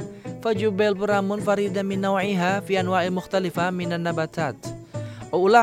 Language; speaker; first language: Arabic; native; Arabic